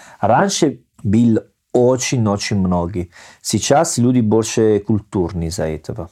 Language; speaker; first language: Russian; non-native, learner; Italian